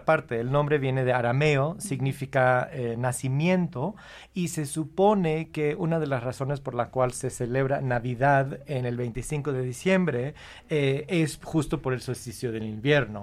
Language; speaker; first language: Spanish; early bilingual, heritage; Spanish